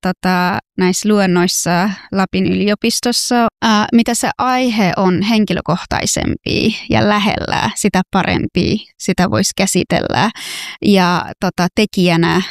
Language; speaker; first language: Finnish; non-native, fluent; Persian